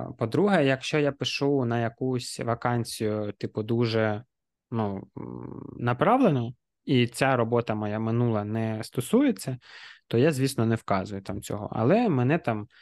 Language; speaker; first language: Ukrainian; non-native, local second language; Russian